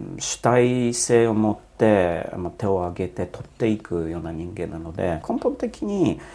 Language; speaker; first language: Japanese; non-native, fluent; Polish